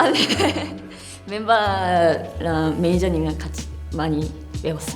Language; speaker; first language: Korean; non-native, fluent; Japanese